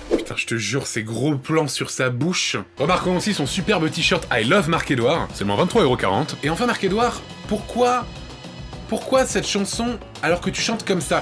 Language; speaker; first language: French; native; French